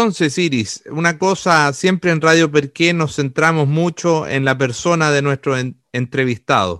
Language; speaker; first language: Spanish; native; Spanish